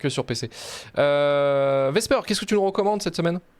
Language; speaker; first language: French; native; French